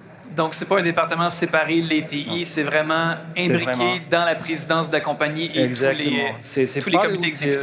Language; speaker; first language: French; native; French